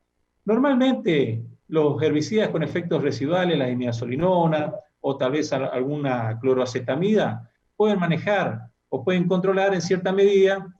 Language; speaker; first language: Spanish; native; Spanish